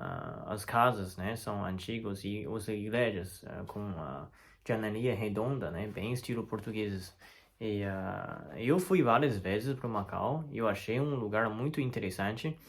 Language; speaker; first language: Portuguese; non-native, fluent; Chinese